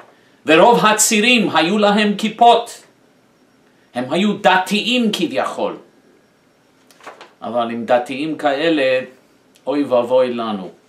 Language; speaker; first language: Hebrew; non-native, fluent; English